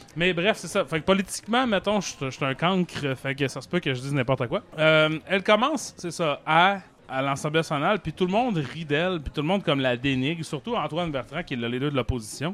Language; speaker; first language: French; native; French